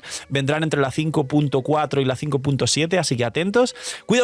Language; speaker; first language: Spanish; native; Spanish